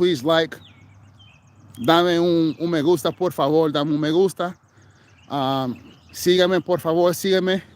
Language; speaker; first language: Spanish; non-native, fluent; English